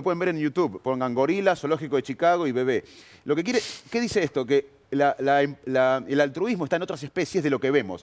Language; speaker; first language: Spanish; native; Spanish